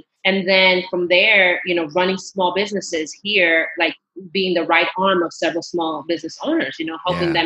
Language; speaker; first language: English; early bilingual, other home language; Spanish